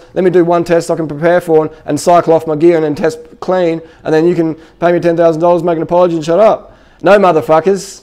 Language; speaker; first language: English; native; English